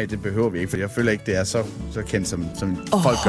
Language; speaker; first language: Danish; native; Danish